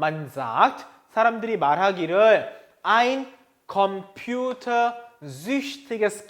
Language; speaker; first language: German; non-native, fluent; Korean